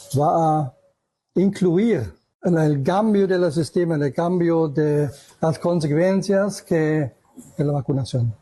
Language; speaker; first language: Spanish; non-native, learner; German